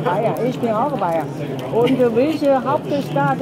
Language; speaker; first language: German; non-native, learner; Chinese